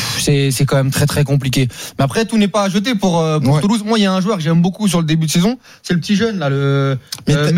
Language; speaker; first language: French; native; French